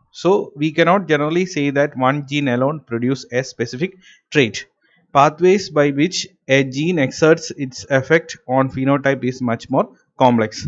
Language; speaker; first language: English; non-native, local second language; Malayalam